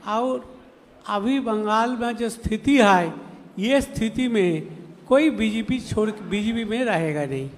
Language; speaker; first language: Hindi; non-native, local second language; Bangla